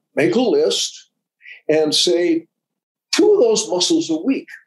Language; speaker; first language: English; native; English